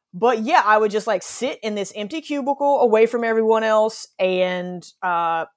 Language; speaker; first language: English; native; English